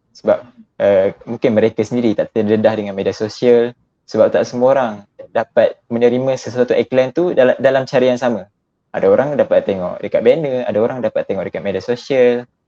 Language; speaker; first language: Malay; native; Malay